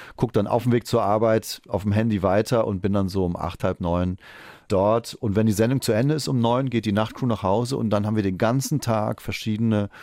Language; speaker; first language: German; native; German